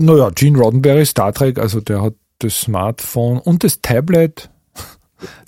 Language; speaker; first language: German; native; German